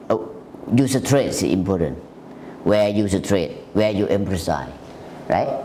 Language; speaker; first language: English; non-native, learner; Thai